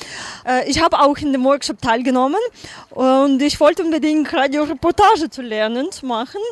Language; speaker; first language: German; non-native, learner; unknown